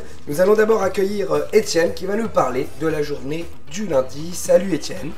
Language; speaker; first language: French; native; French